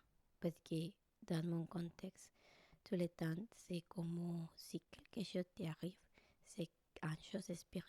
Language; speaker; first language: French; non-native, learner; Spanish